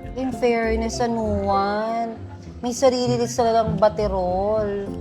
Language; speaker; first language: Filipino; non-native, local second language; Pampanga